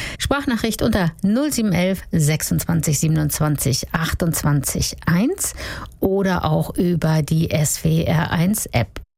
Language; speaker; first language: German; native; German